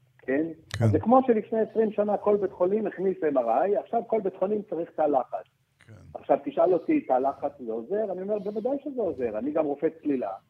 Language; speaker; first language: Hebrew; early bilingual, other home language; French